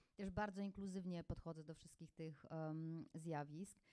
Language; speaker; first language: Polish; native; Polish